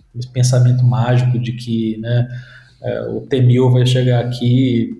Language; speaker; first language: Portuguese; native; Portuguese